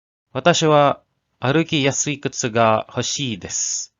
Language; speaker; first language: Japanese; non-native, learner; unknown